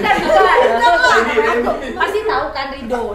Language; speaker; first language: Indonesian; native; Indonesian